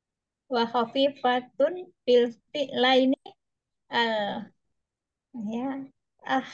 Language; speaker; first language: Arabic; non-native, learner; Indonesian